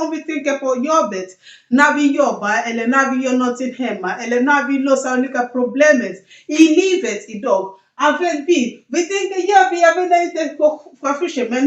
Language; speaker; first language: Swedish; non-native, learner; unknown